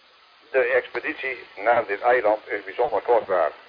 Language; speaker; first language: Dutch; native; Dutch